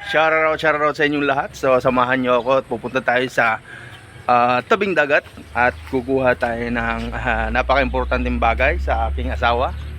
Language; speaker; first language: Filipino; non-native, local second language; Bikol